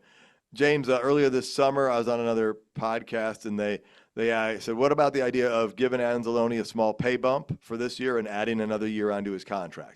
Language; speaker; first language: English; native; English